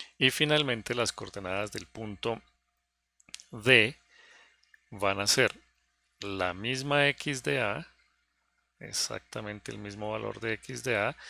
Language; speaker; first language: Spanish; native; Spanish